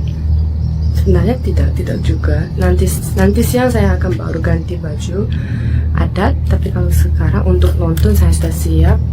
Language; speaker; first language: Indonesian; non-native, fluent; Korean